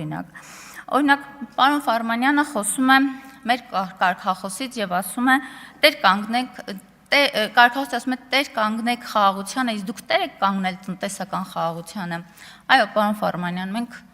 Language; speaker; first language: Armenian; native; Armenian